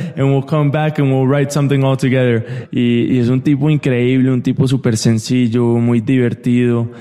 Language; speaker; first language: Spanish; early bilingual, heritage; Spanish